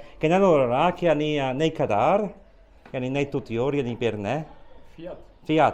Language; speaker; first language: Turkish; non-native, learner; English